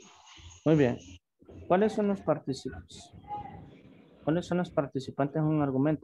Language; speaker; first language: Spanish; native; Spanish